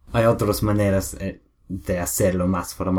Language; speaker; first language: Spanish; non-native, learner; English